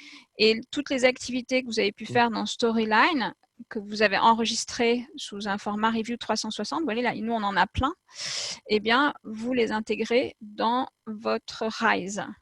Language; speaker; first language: French; native; French